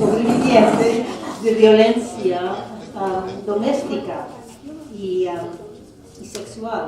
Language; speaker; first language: Spanish; non-native, fluent; English